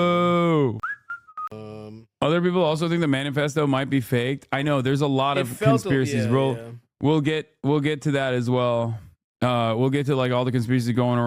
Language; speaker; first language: English; native; English